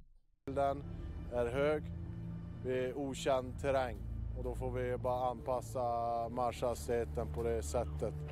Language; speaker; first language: Swedish; native; Swedish